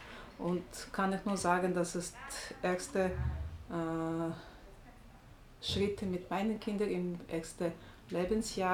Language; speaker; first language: German; non-native, learner; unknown